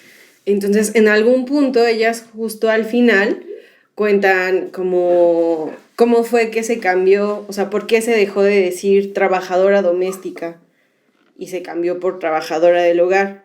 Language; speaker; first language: Spanish; native; Spanish